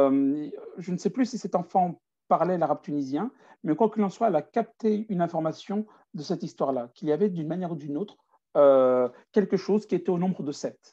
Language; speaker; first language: French; native; French